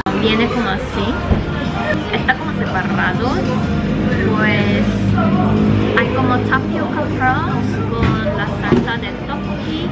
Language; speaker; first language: Spanish; non-native, learner; Korean